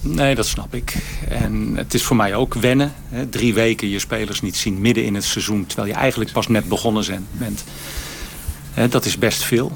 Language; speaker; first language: Dutch; native; Dutch